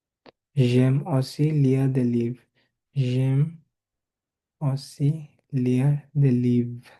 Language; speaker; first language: French; non-native, learner; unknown